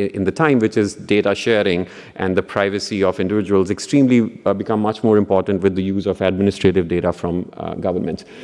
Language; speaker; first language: English; non-native, local second language; Punjabi